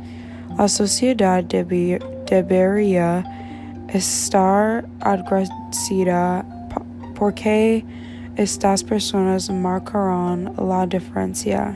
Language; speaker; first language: Spanish; non-native, learner; English